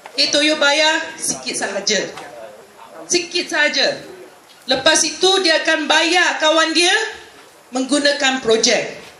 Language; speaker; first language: Malay; non-native, local second language; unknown